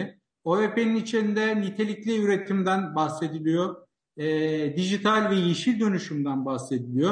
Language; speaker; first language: Turkish; native; Turkish